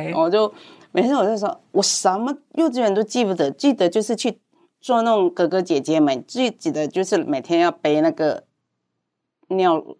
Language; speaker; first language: Chinese; non-native, fluent; Cantonese